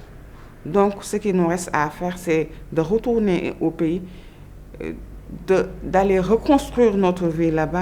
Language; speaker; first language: French; non-native, local second language; Wolof